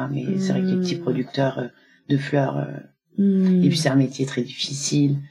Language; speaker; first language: French; native; French